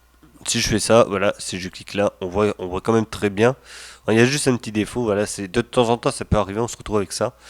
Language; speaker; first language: French; native; French